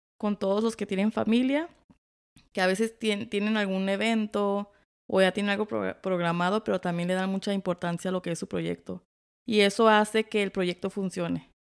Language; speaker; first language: Spanish; early bilingual, heritage; Spanish